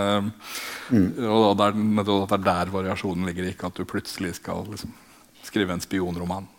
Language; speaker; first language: Norwegian; native; Norwegian